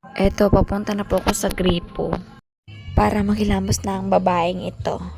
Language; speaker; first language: Filipino; native; Filipino